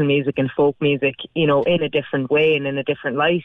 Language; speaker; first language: English; native; English